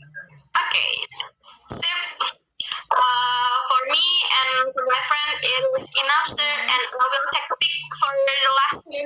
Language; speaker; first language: English; non-native, learner; Indonesian